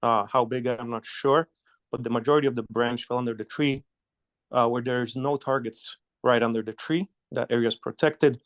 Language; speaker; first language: English; non-native, fluent; Polish